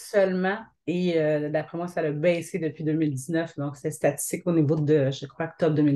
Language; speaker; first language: French; native; French